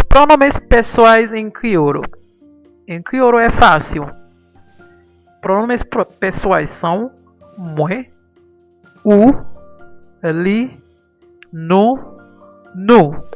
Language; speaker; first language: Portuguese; non-native, fluent; Haitian Creole